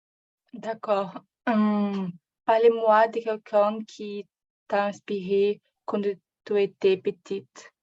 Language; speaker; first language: French; non-native, learner; Portuguese